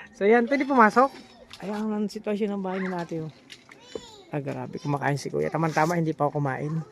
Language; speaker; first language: Filipino; non-native, local second language; Bikol